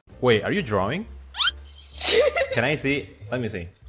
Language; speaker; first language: English; non-native, fluent; Indonesian